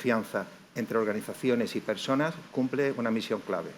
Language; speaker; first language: Spanish; native; Spanish